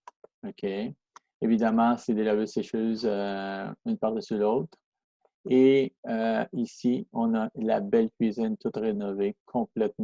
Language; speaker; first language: French; non-native, fluent; Spanish